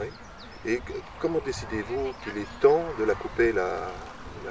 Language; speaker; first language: French; native; French